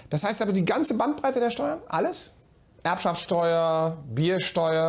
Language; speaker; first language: German; native; German